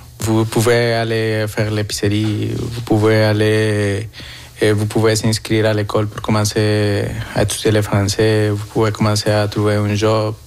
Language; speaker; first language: French; non-native, fluent; Spanish